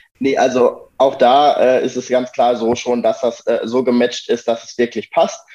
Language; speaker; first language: German; native; German